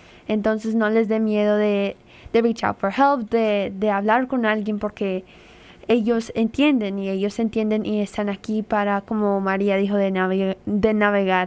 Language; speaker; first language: Spanish; early bilingual, heritage; Spanish